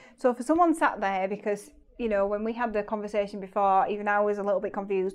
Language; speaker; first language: English; native; English